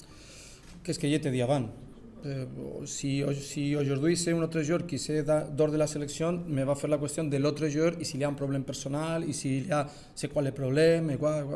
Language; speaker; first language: French; non-native, learner; Spanish